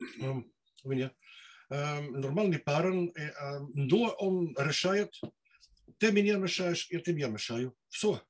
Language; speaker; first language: Russian; non-native, learner; Dutch